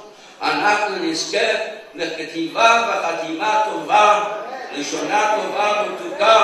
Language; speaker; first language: Hebrew; non-native, fluent; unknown